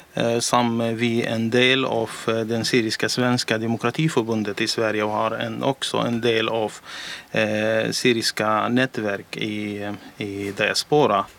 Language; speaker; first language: Swedish; non-native, learner; Arabic